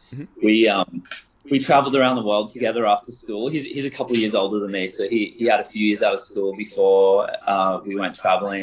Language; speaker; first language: English; native; English